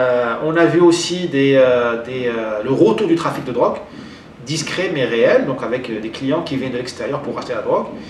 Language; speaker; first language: French; non-native, local second language; Arabic